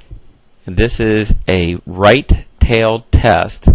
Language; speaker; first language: English; native; English